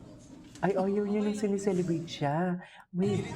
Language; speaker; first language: Filipino; native; Filipino